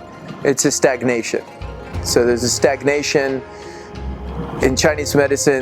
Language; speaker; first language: English; native; English